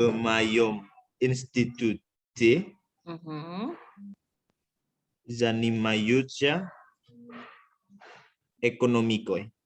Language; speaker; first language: Russian; non-native, learner; Indonesian